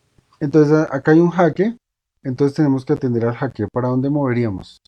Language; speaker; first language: Spanish; native; Spanish